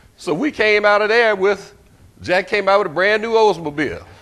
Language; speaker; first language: English; native; English